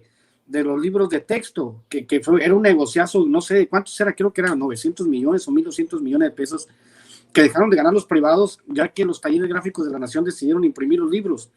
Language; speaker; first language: Spanish; native; Spanish